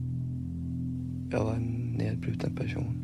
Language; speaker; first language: Swedish; non-native, fluent; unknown